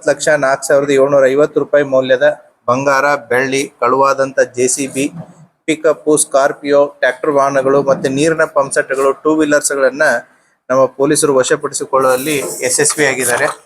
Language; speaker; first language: Kannada; native; Kannada